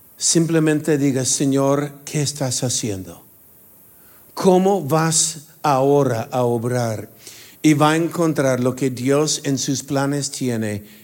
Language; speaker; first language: Spanish; non-native, fluent; English